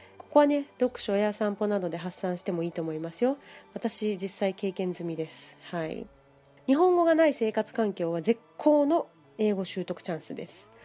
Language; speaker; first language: Japanese; native; Japanese